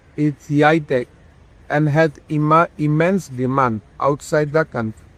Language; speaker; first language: English; non-native, local second language; Assamese